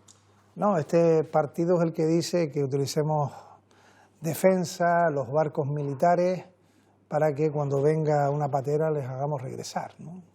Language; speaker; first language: Spanish; native; Spanish